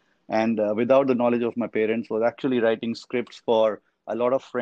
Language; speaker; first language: English; non-native, local second language; Hindi